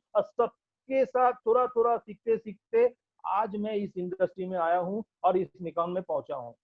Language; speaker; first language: Hindi; non-native, local second language; Bangla